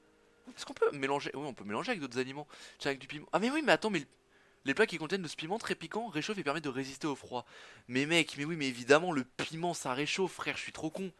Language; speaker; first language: French; native; French